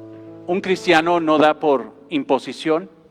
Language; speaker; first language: Spanish; native; Spanish